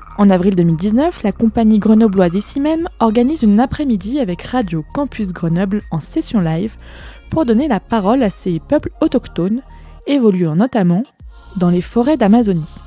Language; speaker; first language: French; native; French